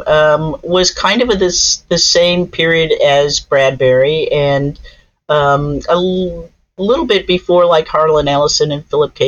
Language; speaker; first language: English; native; English